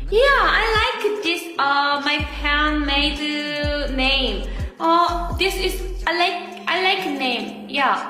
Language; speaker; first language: English; non-native, learner; Korean